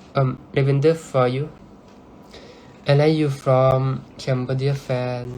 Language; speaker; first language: English; non-native, learner; Thai